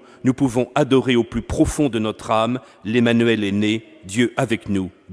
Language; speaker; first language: French; native; French